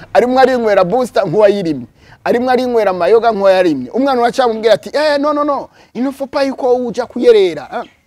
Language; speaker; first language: Rundi; early bilingual, heritage; Rundi